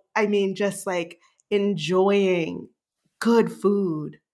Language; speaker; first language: English; early bilingual, other home language; Haitian Creole